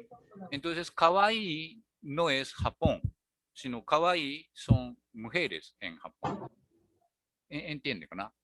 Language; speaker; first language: Spanish; non-native, learner; Japanese